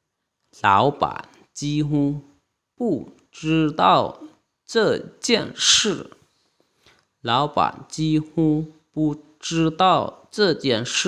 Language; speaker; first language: Chinese; non-native, fluent; Lao